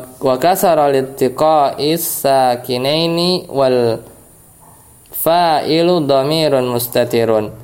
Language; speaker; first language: Arabic; non-native, fluent; Indonesian